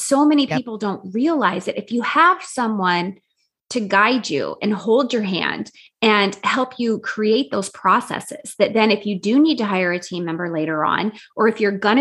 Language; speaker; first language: English; native; English